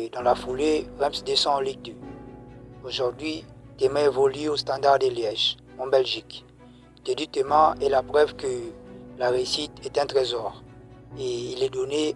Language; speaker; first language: French; native; French